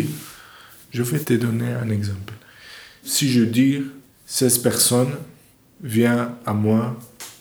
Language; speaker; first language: French; non-native, learner; English